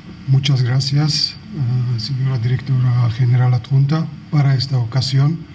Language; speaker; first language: Spanish; non-native, fluent; Georgian